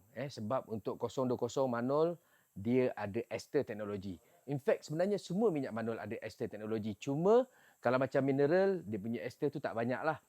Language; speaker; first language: Malay; native; Malay